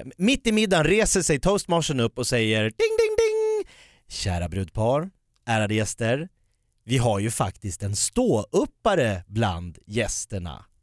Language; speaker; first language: Swedish; native; Swedish